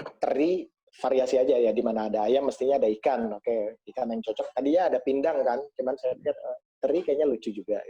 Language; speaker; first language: Indonesian; native; Indonesian